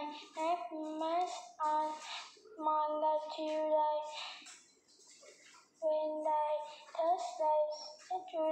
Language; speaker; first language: English; non-native, learner; Vietnamese